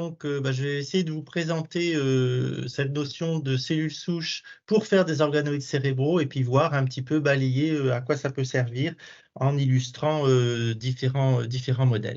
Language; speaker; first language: French; native; French